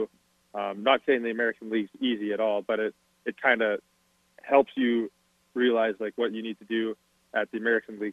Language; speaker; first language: English; native; English